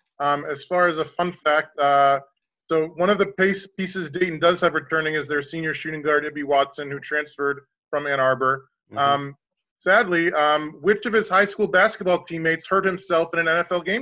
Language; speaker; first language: English; native; English